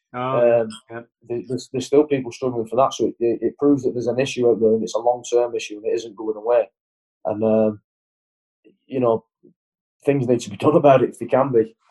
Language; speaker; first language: English; native; English